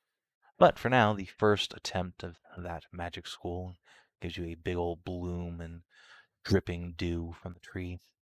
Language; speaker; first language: English; native; English